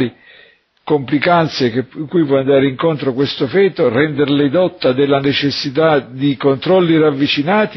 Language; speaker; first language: Italian; native; Italian